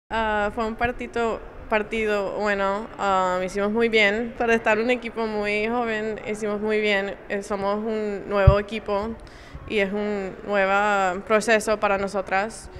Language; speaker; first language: Spanish; early bilingual, heritage; English